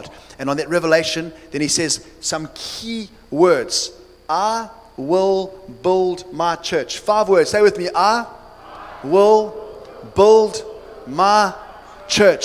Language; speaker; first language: English; native; English